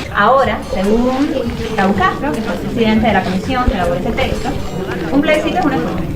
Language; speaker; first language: Spanish; native; Spanish